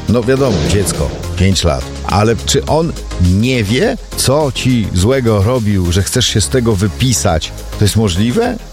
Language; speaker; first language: Polish; native; Polish